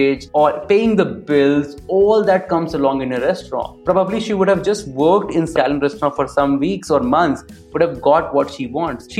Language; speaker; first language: English; non-native, local second language; Hindi